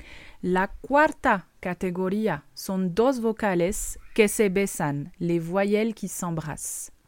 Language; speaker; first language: Spanish; non-native, fluent; French